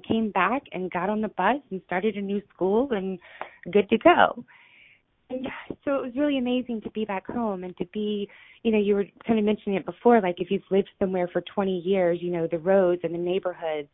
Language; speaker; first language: English; native; English